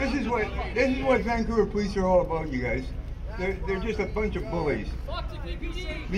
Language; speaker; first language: English; native; English